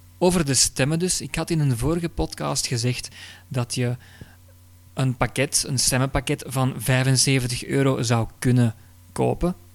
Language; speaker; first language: Dutch; native; Dutch